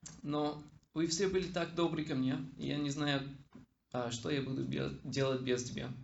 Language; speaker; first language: Russian; non-native, learner; English